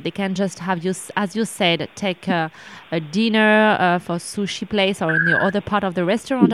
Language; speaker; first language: English; non-native, learner; French